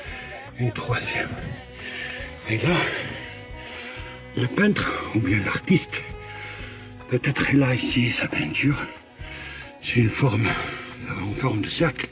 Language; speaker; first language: French; non-native, local second language; Kabyle